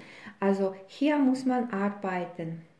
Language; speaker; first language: German; non-native, fluent; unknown